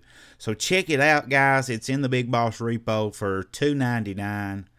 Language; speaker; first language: English; native; English